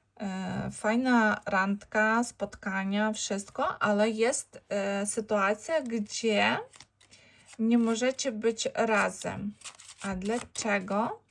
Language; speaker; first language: Polish; non-native, learner; Ukrainian